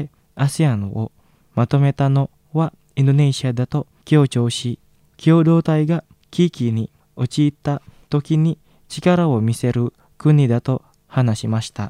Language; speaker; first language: Japanese; non-native, fluent; Indonesian